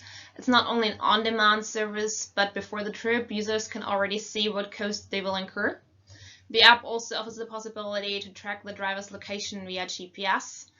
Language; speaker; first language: English; non-native, fluent; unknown